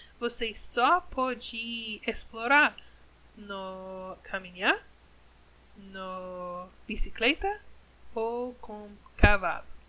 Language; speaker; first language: Portuguese; non-native, learner; English